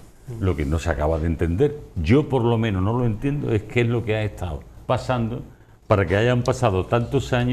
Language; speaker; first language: Spanish; native; Spanish